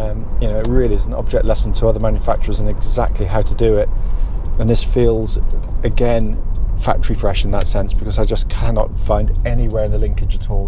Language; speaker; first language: English; native; English